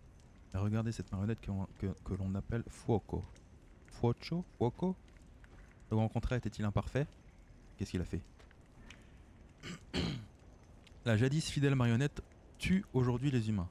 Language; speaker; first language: French; native; French